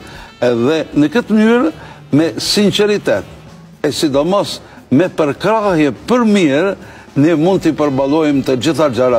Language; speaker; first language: Albanian; native; Albanian